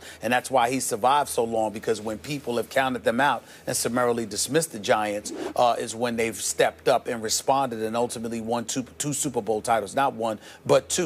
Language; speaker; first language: English; native; English